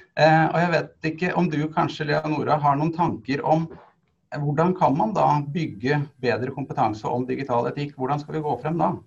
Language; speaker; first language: Norwegian; native; Norwegian